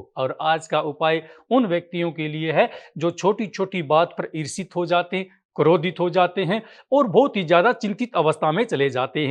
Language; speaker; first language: Hindi; native; Hindi